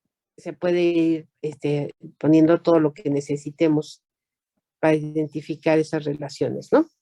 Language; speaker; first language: Spanish; native; Spanish